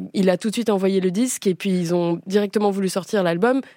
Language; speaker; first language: French; early bilingual, other home language; Portuguese